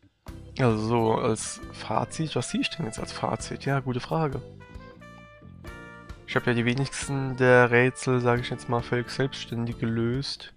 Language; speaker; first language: German; native; German